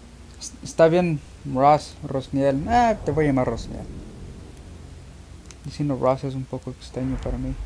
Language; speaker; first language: Spanish; early bilingual, heritage; Spanish